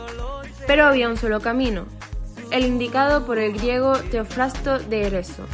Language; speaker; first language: Spanish; native; Spanish